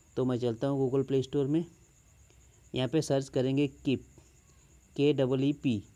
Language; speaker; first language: Hindi; non-native, local second language; Bangla